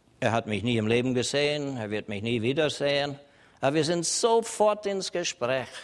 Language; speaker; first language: German; non-native, fluent; English